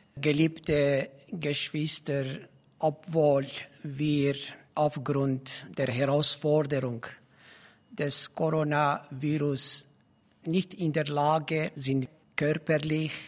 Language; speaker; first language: German; non-native, fluent; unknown